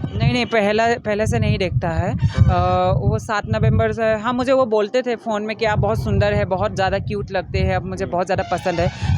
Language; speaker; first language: Hindi; non-native, local second language; Assamese